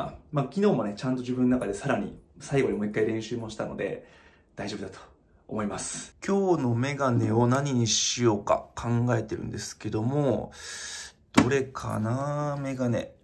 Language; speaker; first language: Japanese; native; Japanese